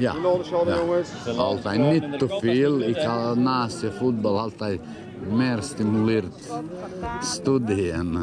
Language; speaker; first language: Dutch; non-native, learner; Croatian